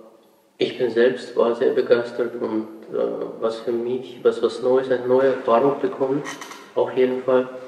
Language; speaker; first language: German; non-native, fluent; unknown